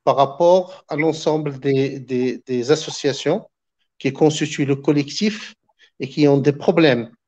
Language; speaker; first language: French; non-native, local second language; Arabic